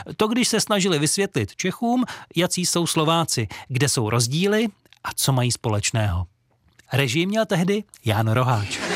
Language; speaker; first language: Czech; native; Czech